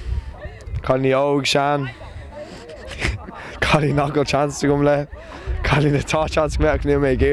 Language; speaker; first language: Irish; non-native, local second language; English